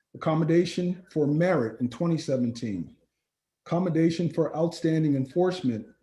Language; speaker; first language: English; native; English